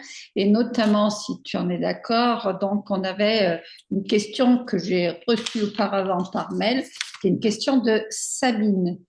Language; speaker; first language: French; native; French